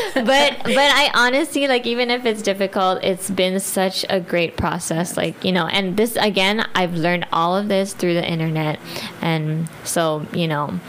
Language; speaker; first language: English; early bilingual, other home language; Filipino